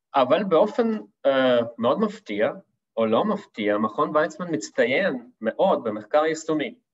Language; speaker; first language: Hebrew; non-native, fluent; Russian